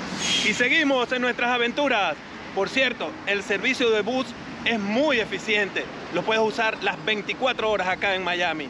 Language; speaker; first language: Spanish; native; Spanish